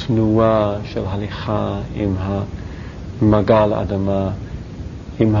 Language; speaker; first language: Hebrew; non-native, learner; English